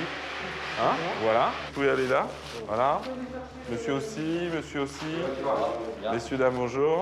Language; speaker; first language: French; native; French